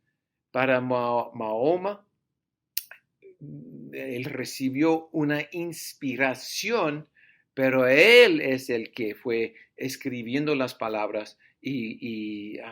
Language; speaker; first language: Spanish; non-native, fluent; English